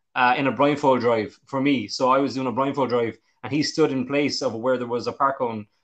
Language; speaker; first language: English; native; English